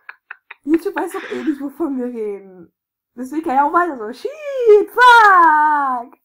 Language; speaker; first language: German; native; German